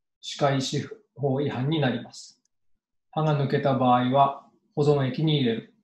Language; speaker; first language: Japanese; native; Japanese